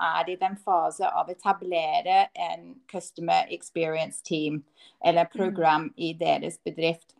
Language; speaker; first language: Norwegian; non-native, fluent; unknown